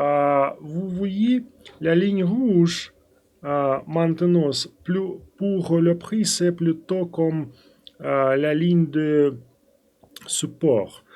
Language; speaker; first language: French; non-native, fluent; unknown